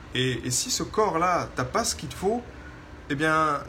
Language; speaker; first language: French; native; French